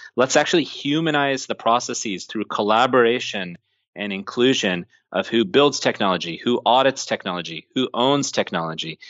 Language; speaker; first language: English; native; English